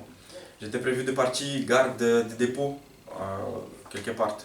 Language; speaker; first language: French; non-native, fluent; Portuguese